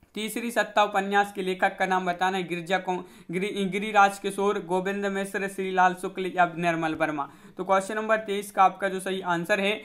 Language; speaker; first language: Hindi; native; Hindi